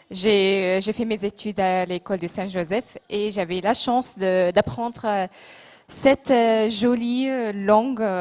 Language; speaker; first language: French; non-native, local second language; Arabic